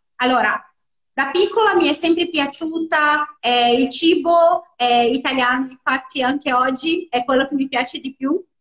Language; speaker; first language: Italian; non-native, fluent; Portuguese